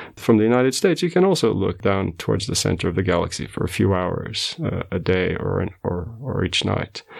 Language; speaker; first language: English; non-native, fluent; Portuguese